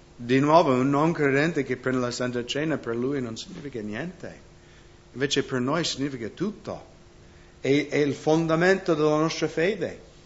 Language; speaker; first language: Italian; non-native, fluent; English